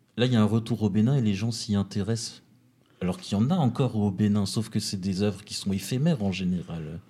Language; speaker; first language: French; native; French